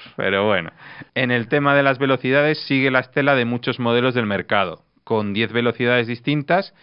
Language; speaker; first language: Spanish; non-native, fluent; Russian